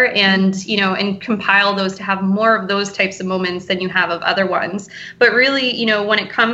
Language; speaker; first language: English; native; English